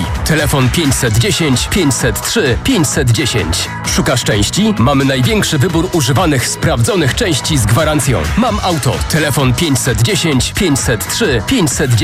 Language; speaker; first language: Polish; native; Polish